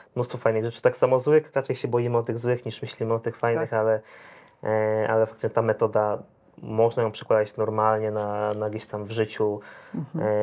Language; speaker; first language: Polish; native; Polish